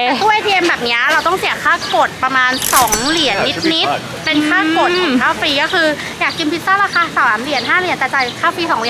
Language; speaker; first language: Thai; native; Thai